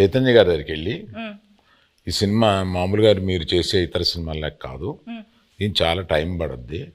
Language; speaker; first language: Telugu; native; Telugu